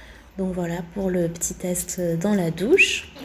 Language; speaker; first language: French; native; French